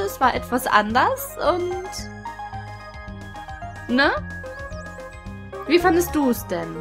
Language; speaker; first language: German; native; German